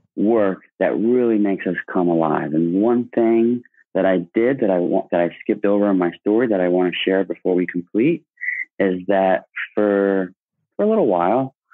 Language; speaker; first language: English; native; English